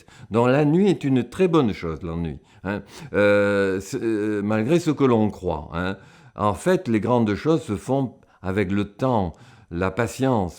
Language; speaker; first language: French; native; French